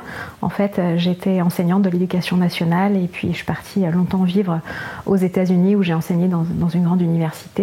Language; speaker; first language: French; native; French